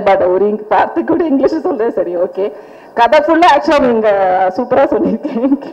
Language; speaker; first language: Tamil; non-native, fluent; Malayalam